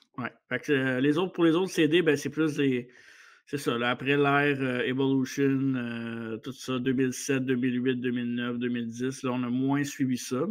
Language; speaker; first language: French; native; French